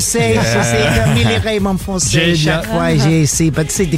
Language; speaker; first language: French; non-native, learner; English